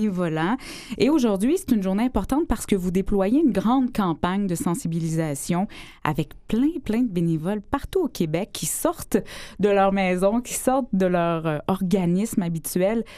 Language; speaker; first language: French; native; French